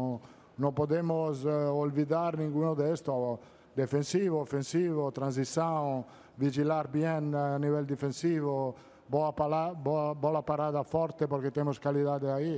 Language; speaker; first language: Portuguese; non-native, learner; Italian